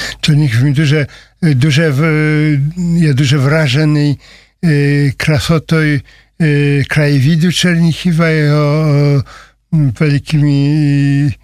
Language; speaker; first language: Ukrainian; non-native, learner; Polish